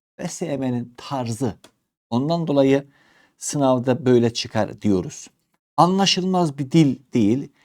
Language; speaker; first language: Turkish; native; Turkish